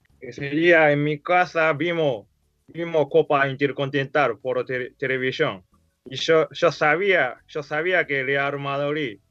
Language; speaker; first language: Spanish; non-native, learner; Japanese